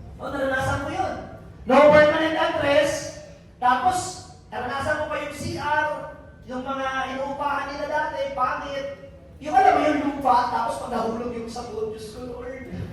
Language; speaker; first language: Filipino; non-native, local second language; Bikol